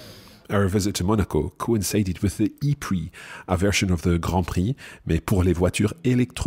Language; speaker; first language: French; non-native, fluent; English